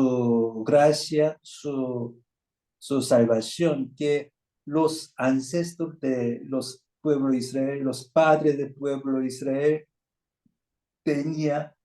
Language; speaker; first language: Spanish; non-native, fluent; Korean